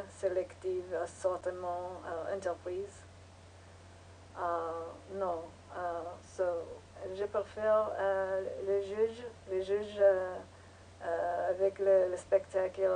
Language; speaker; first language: French; non-native, learner; English